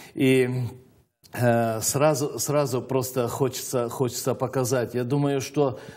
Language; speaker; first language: Russian; native; Russian